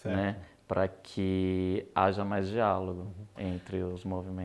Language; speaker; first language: Portuguese; native; Portuguese